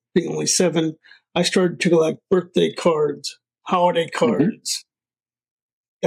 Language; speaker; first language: English; native; English